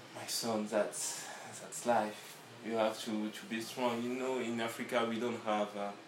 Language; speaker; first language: English; non-native, learner; French